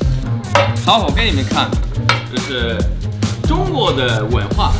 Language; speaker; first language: Chinese; non-native, fluent; German